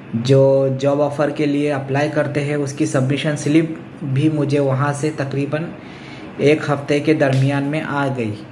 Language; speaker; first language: Hindi; non-native, local second language; Urdu